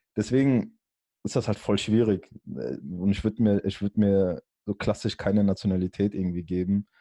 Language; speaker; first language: German; early bilingual, other home language; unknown